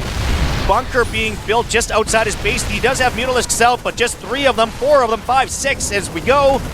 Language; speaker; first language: English; native; English